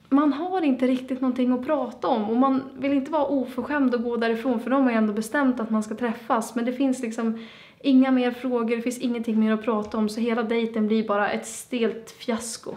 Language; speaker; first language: Swedish; native; Swedish